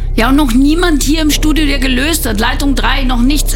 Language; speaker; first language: German; native; German